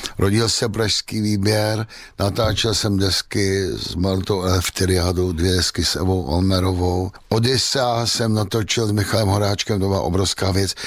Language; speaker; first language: Czech; native; Czech